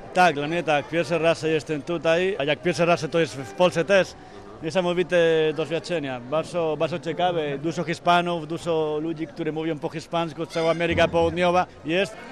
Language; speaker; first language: Polish; non-native, fluent; Spanish